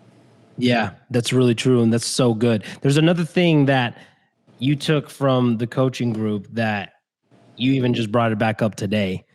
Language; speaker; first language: English; native; English